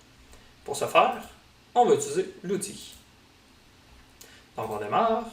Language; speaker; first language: French; native; French